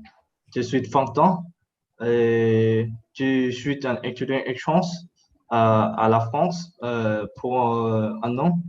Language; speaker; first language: French; non-native, learner; Thai